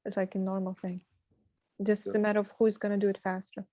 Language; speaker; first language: English; non-native, fluent; Ukrainian